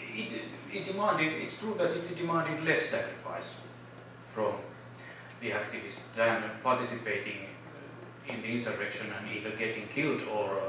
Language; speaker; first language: English; non-native, fluent; Finnish